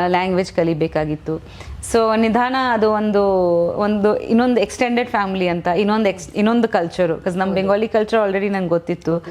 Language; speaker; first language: Kannada; non-native, fluent; Bangla